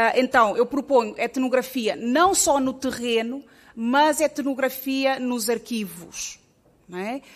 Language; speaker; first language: Portuguese; native; Portuguese